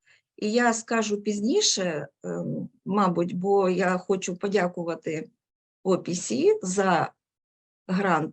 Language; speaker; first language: Ukrainian; non-native, local second language; Russian